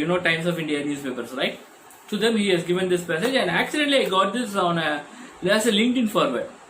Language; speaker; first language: English; non-native, local second language; Tamil